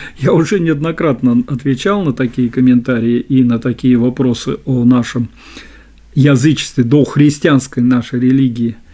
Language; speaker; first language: Russian; native; Russian